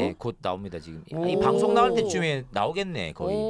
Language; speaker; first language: Korean; native; Korean